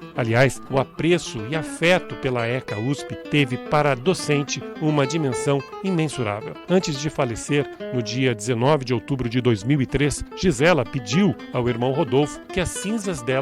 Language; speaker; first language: Portuguese; native; Portuguese